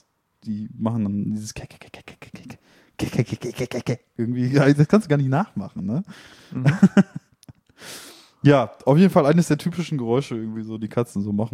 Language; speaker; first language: German; native; German